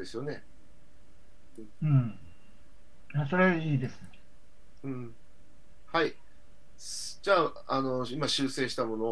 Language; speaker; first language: Japanese; non-native, fluent; Chinese